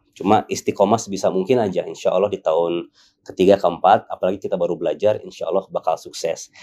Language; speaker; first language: Indonesian; native; Indonesian